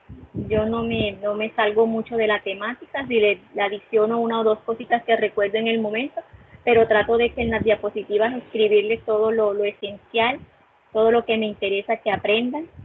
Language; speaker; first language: Spanish; native; Spanish